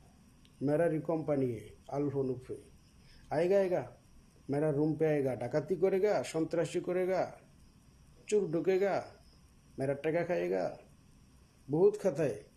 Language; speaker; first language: Hindi; non-native, learner; Bangla